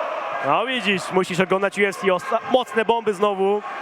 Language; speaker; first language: Polish; native; Polish